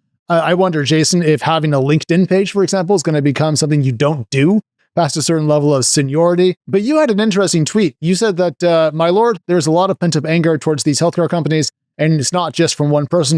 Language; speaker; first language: English; native; English